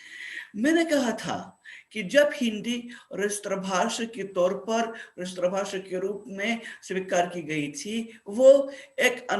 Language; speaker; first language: Hindi; non-native, fluent; Russian